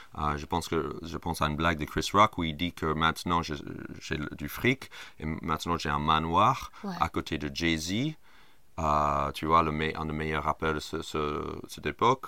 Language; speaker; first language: French; non-native, fluent; English